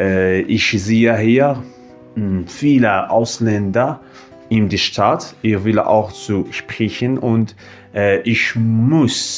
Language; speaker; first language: German; non-native, learner; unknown